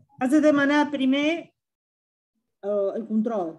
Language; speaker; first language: Catalan; non-native, fluent; Spanish